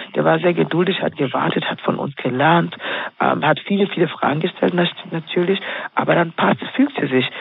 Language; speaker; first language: German; non-native, fluent; Swahili